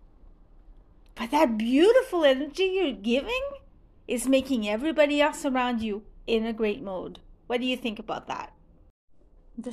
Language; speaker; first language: English; non-native, fluent; French